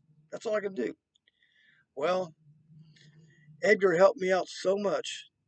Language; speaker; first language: English; native; English